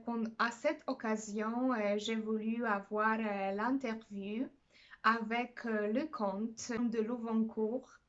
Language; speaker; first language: French; non-native, fluent; Polish